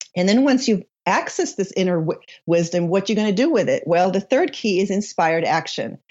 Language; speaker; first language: English; non-native, fluent; Hebrew